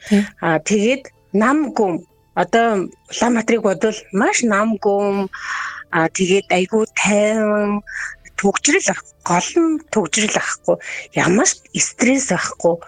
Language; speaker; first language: Mongolian; native; Mongolian